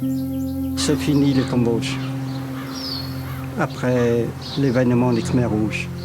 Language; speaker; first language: French; non-native, fluent; Khmer